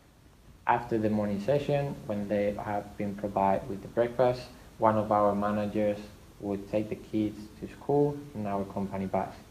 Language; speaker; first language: English; non-native, fluent; Spanish